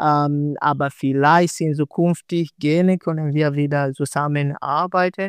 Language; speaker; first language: German; non-native, learner; Swahili